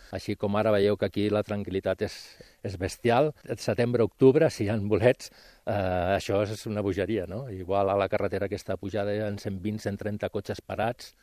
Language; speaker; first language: Catalan; native; Catalan